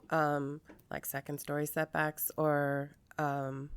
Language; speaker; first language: English; native; English